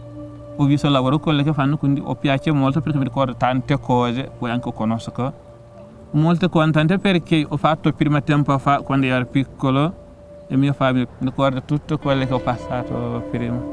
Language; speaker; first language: Italian; non-native, learner; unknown